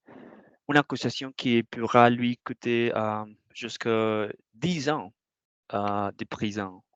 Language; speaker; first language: French; non-native, learner; Spanish